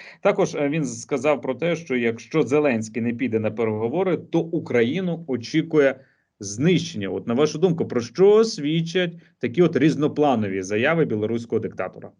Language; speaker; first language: Ukrainian; native; Ukrainian